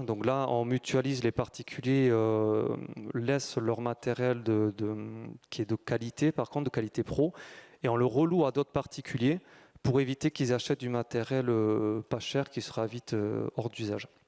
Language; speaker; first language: French; native; French